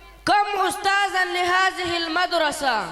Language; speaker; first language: Arabic; non-native, learner; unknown